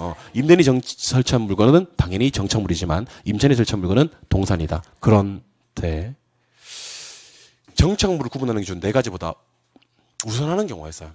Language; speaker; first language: Korean; native; Korean